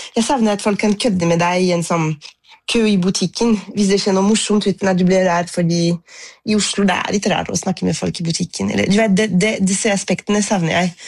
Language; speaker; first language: Norwegian; non-native, fluent; French